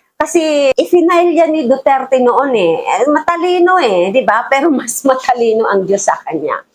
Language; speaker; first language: Filipino; native; Filipino